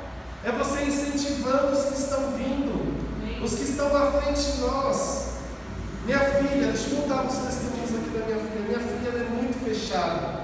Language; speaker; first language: Portuguese; native; Portuguese